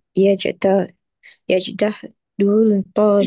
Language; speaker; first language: Arabic; non-native, learner; Malay